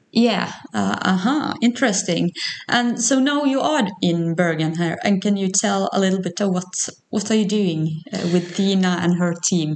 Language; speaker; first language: English; non-native, fluent; Norwegian